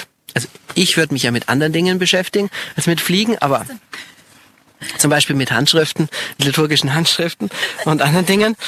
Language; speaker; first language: German; native; German